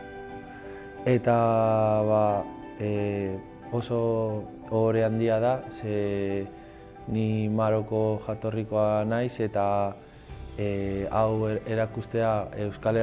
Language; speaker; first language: Basque; early bilingual, other home language; Arabic